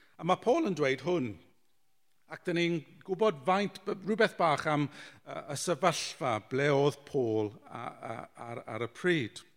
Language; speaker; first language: Welsh; non-native, local second language; English